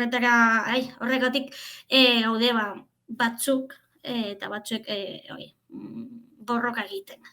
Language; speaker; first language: Basque; non-native, fluent; Catalan